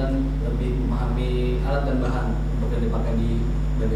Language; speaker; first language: Indonesian; native; Indonesian